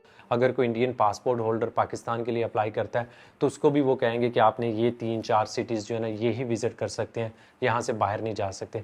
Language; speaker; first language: Urdu; native; Urdu